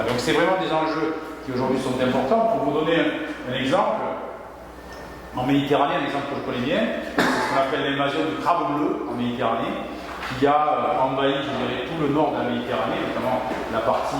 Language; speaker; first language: French; native; French